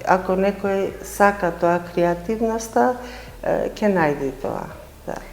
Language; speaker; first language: Macedonian; non-native, fluent; Armenian